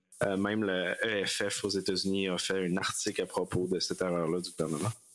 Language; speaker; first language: French; native; French